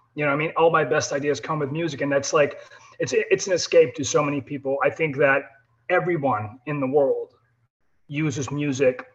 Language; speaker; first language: English; non-native, fluent; Dutch